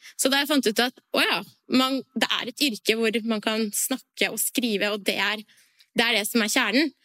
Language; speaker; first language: Norwegian; early bilingual, other home language; Persian